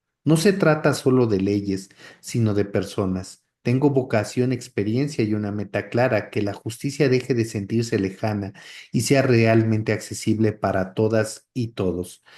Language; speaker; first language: Spanish; native; Spanish